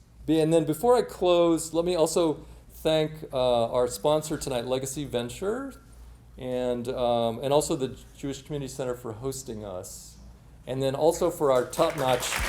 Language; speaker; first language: English; native; English